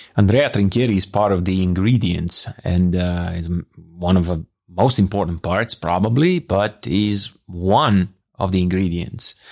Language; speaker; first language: English; non-native, fluent; Italian